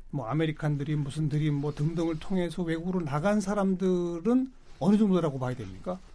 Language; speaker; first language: Korean; native; Korean